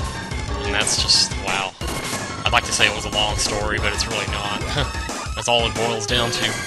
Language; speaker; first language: English; native; English